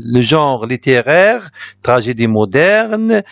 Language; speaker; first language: French; non-native, local second language; Arabic